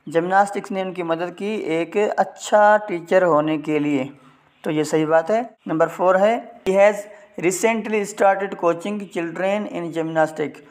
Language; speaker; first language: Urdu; non-native, local second language; Sindhi